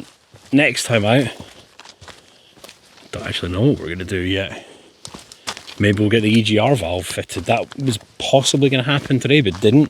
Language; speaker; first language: English; native; English